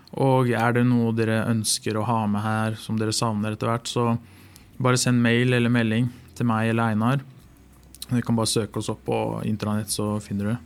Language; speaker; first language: Norwegian; native; Norwegian